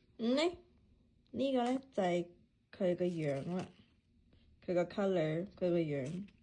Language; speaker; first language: Cantonese; early bilingual, heritage; Cantonese